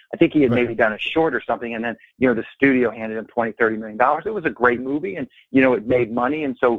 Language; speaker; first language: English; native; English